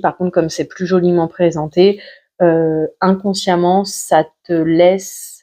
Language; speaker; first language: French; native; French